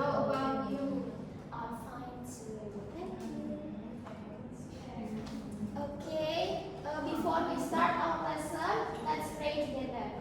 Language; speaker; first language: English; non-native, learner; Indonesian